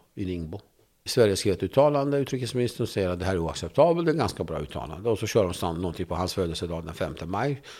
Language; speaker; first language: Swedish; non-native, fluent; Kurdish